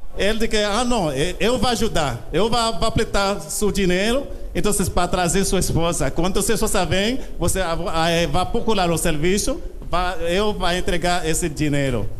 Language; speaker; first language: Portuguese; non-native, learner; Haitian Creole